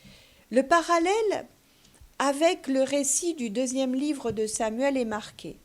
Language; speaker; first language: French; native; French